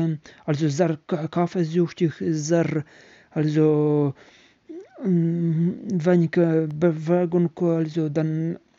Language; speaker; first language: German; non-native, learner; Ukrainian